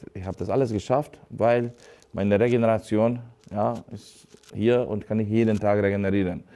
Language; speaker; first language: German; non-native, fluent; Hungarian